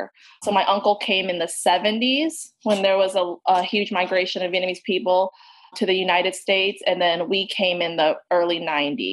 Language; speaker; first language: English; native; English